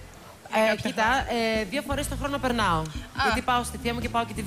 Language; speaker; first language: Greek; early bilingual, heritage; Greek